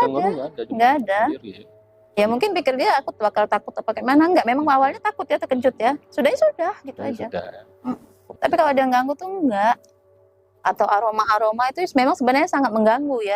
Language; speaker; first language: Indonesian; native; Indonesian